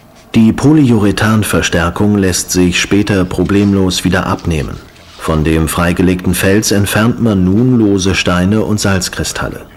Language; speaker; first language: German; native; German